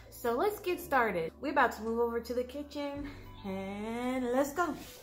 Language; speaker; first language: English; native; English